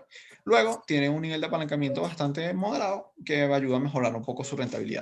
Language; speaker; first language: Spanish; native; Spanish